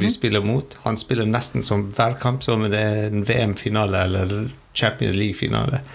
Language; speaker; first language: Norwegian; non-native, fluent; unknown